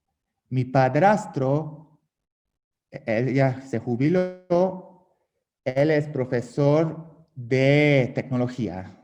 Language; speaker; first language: Spanish; non-native, fluent; Hungarian